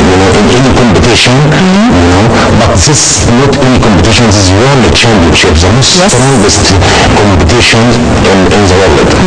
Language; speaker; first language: English; non-native, learner; Arabic